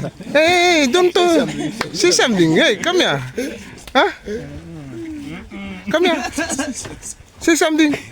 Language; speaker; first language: English; non-native, local second language; Fijian